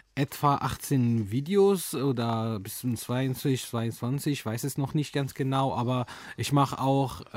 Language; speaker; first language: German; non-native, fluent; Arabic